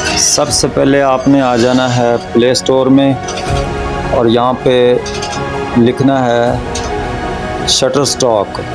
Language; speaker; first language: Urdu; native; Urdu